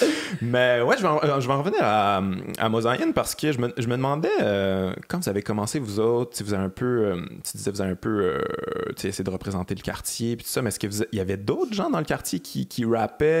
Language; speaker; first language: French; native; French